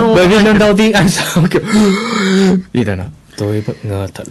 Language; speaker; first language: Vietnamese; early bilingual, heritage; Vietnamese